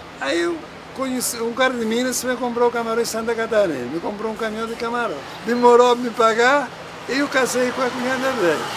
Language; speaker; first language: Portuguese; non-native, fluent; Italian